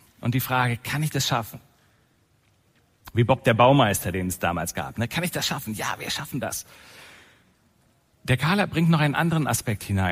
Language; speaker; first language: German; native; German